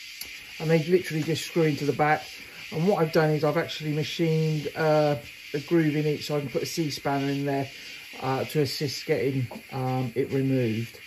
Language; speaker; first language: English; native; English